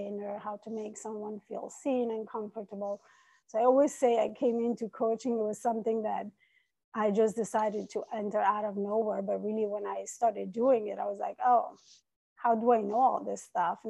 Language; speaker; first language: English; non-native, fluent; Italian